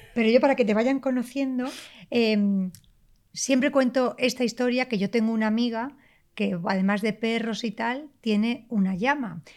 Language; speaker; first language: Spanish; native; Spanish